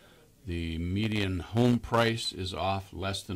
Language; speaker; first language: English; native; English